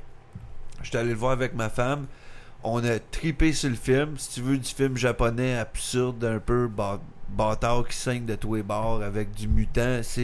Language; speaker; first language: French; native; French